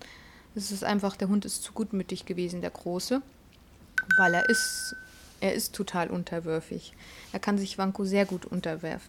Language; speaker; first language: German; native; German